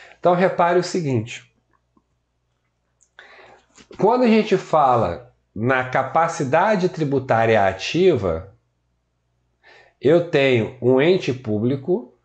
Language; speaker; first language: Portuguese; native; Portuguese